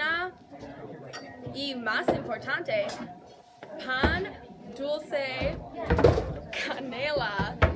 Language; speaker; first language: Spanish; non-native, learner; English